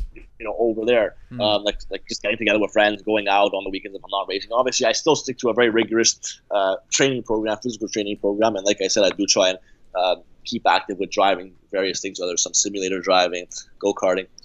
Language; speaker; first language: English; native; English